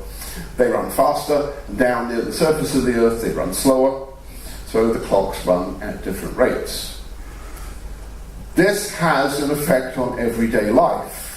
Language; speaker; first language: English; native; English